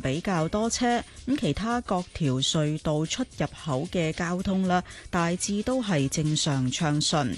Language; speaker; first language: Cantonese; native; Cantonese